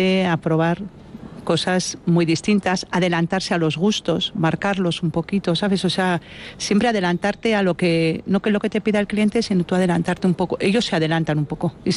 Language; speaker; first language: Spanish; native; Spanish